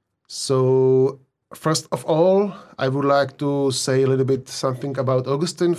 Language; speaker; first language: English; non-native, fluent; Czech